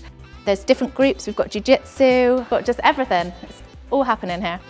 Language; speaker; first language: English; native; English